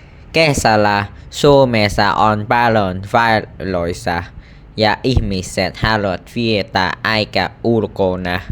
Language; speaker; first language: Finnish; non-native, learner; Vietnamese